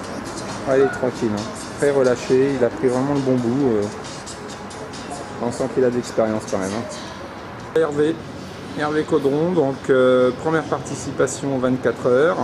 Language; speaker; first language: French; native; French